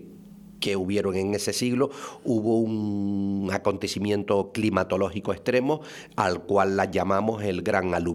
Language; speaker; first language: Spanish; native; Spanish